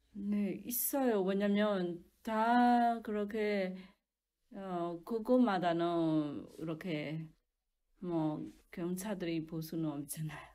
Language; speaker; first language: Korean; non-native, learner; Burmese